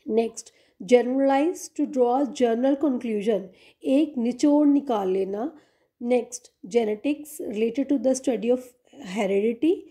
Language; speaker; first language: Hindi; non-native, local second language; Punjabi